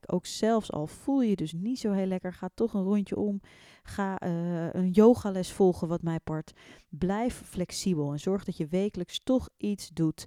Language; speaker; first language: Dutch; native; Dutch